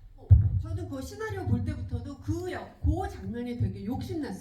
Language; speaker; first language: Korean; native; Korean